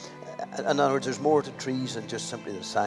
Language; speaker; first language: English; native; English